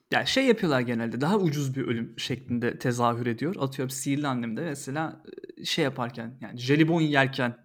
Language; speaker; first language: Turkish; native; Turkish